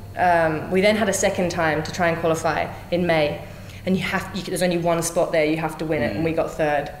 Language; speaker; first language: English; native; English